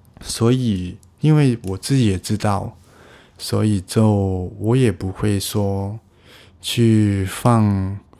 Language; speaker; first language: Chinese; non-native, local second language; Cantonese